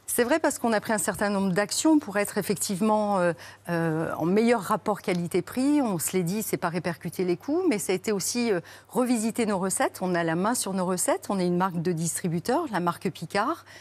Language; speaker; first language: French; native; French